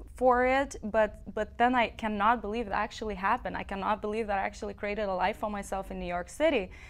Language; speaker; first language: English; non-native, fluent; Lithuanian